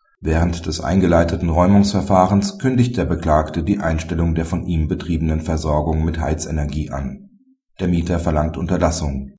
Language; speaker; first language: German; native; German